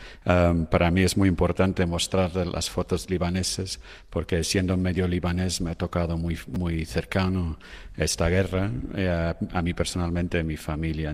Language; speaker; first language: Spanish; non-native, fluent; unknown